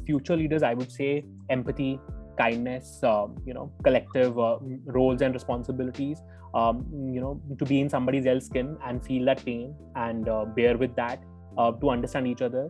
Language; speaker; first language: English; non-native, local second language; Hindi